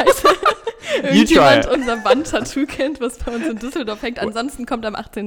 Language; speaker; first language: German; native; German